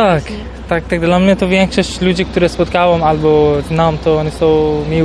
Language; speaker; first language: Polish; non-native, learner; Persian